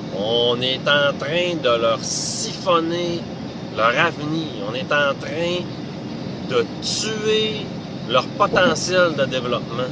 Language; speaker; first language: French; native; French